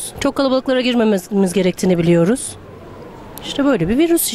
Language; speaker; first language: Turkish; native; Turkish